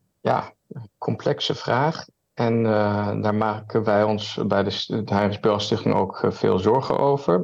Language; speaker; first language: Dutch; early bilingual, heritage; German